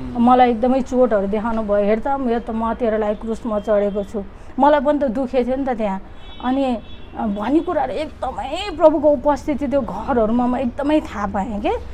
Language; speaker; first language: Nepali; native; Nepali